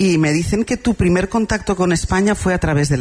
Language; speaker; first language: Spanish; native; Spanish